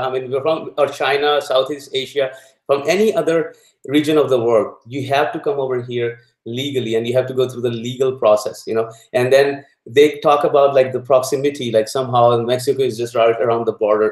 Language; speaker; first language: English; non-native, local second language; Punjabi